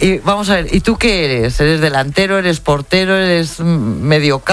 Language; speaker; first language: Spanish; native; Spanish